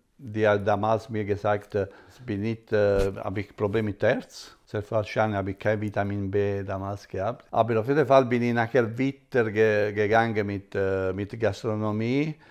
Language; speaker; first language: German; non-native, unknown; Italian